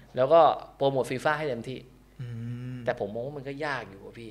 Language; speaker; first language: Thai; native; Thai